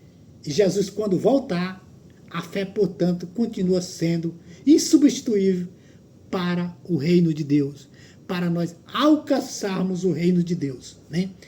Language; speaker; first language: Portuguese; native; Portuguese